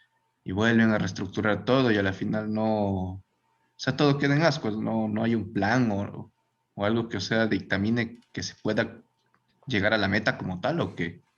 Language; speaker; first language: Spanish; native; Spanish